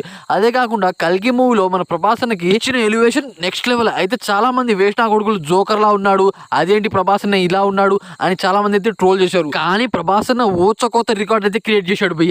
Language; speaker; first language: Telugu; native; Telugu